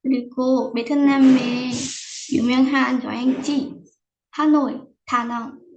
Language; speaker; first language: Korean; non-native, fluent; Vietnamese